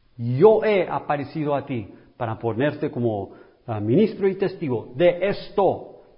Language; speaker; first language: Spanish; non-native, fluent; English